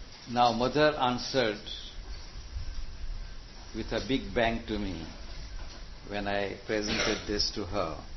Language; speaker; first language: English; non-native, local second language; Gujarati